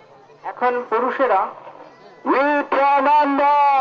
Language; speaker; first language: Bangla; non-native, fluent; English